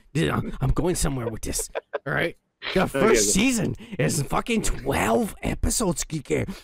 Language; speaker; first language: English; early bilingual, other home language; Spanish